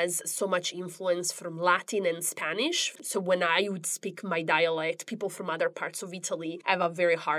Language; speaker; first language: English; non-native, fluent; Italian